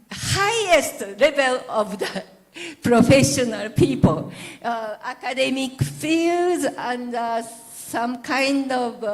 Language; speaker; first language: English; non-native, learner; Japanese